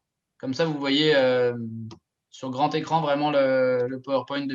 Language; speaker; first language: French; native; French